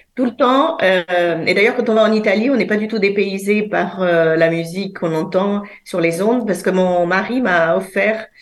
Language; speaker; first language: French; early bilingual, other home language; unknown